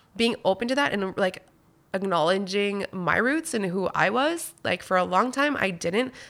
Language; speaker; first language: English; non-native, fluent; French